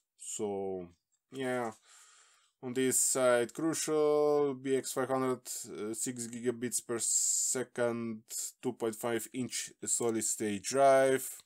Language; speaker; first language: English; non-native, fluent; Slovenian